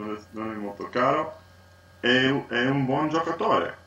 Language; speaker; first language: Italian; non-native, learner; English